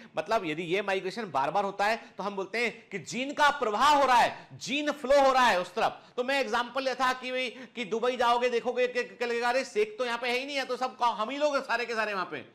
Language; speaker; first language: Hindi; native; Hindi